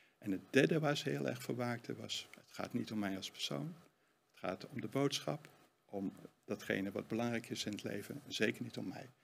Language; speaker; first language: Dutch; native; Dutch